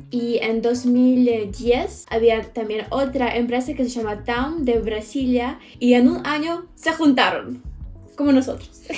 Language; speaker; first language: Spanish; non-native, fluent; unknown